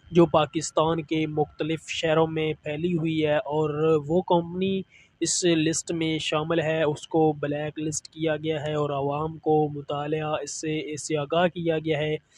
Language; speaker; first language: Urdu; non-native, local second language; Punjabi